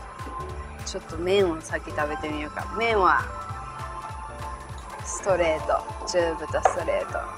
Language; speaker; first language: Japanese; native; Japanese